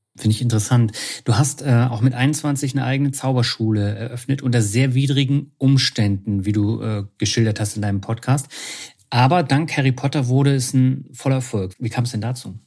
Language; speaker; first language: German; native; German